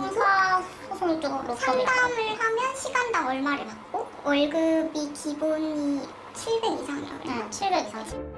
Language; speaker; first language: Korean; native; Korean